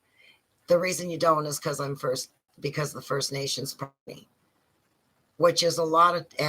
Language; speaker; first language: English; native; English